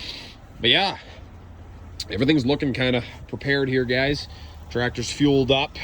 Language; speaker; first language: English; native; English